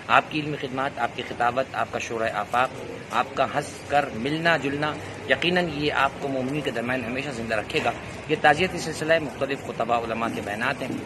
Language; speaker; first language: Urdu; native; Urdu